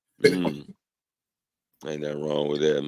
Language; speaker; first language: English; native; English